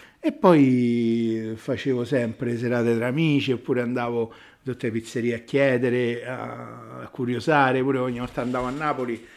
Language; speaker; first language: Italian; native; Italian